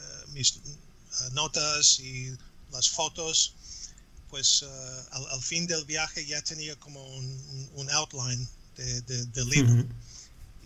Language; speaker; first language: Spanish; non-native, fluent; English